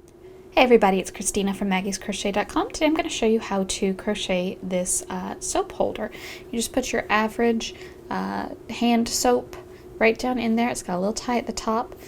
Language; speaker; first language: English; native; English